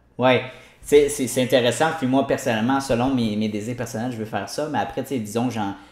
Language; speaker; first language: French; native; French